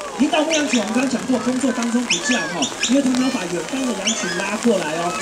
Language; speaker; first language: Chinese; native; Chinese